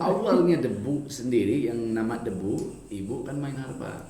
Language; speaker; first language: Indonesian; non-native, fluent; English